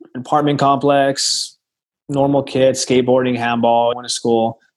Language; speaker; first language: English; native; English